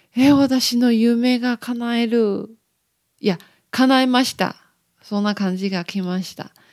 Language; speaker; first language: Japanese; non-native, learner; Chinese